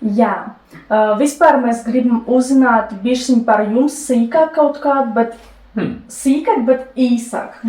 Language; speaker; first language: Latvian; non-native, local second language; Russian